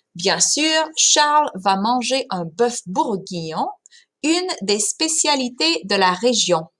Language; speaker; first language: French; non-native, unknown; English